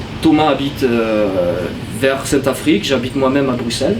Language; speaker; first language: French; native; French